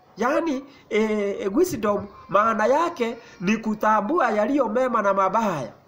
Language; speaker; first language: Swahili; non-native, local second language; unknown